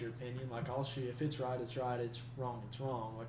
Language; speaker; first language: English; native; English